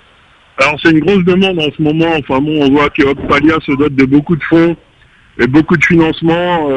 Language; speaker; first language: French; native; French